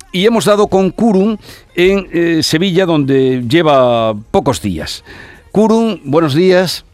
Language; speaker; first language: Spanish; native; Spanish